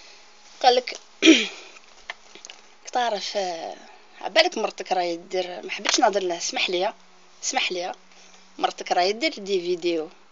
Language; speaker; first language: Arabic; native; Arabic